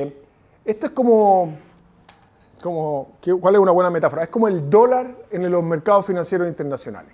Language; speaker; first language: Spanish; native; Spanish